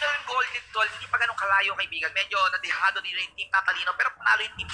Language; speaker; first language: Filipino; native; Filipino